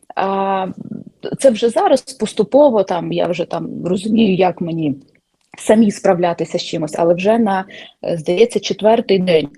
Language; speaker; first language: Ukrainian; native; Ukrainian